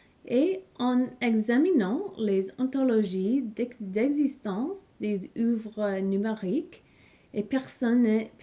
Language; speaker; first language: French; non-native, learner; English